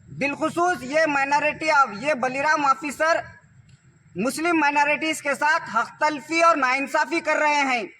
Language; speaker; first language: Hindi; non-native, local second language; Urdu